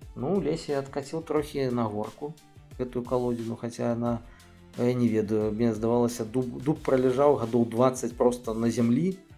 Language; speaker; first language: Belarusian; native; Belarusian